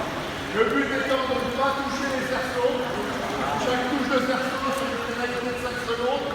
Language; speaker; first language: French; native; French